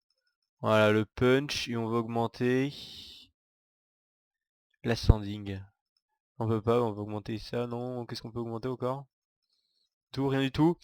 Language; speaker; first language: French; native; French